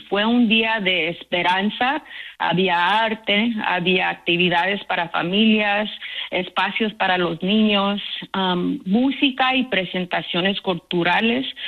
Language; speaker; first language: Spanish; early bilingual, heritage; Spanish